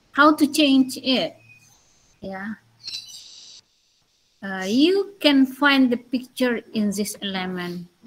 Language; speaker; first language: English; non-native, learner; Indonesian